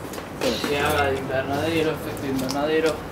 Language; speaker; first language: Spanish; native; Spanish